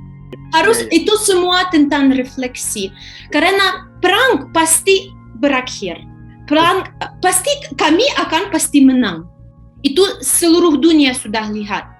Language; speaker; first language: Indonesian; non-native, fluent; Ukrainian